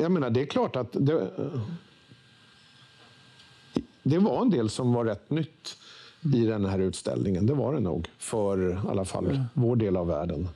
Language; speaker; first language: Swedish; native; Swedish